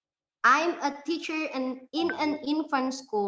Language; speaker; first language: English; non-native, fluent; Indonesian